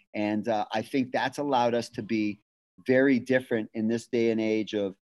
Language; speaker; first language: English; native; English